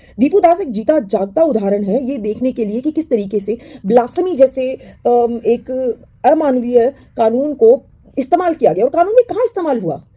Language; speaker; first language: Hindi; native; Hindi